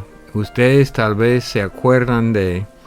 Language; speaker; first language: Spanish; native; Spanish